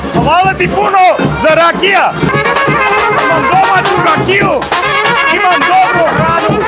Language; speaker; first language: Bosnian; non-native, learner; English